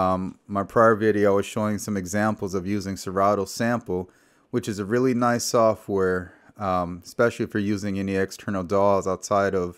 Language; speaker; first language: English; native; English